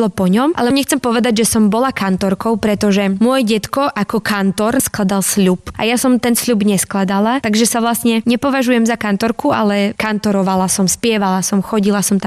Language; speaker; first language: Slovak; native; Slovak